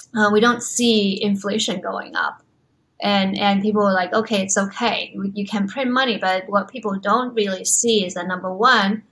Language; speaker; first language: English; non-native, fluent; Chinese